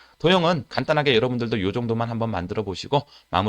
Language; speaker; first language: Korean; native; Korean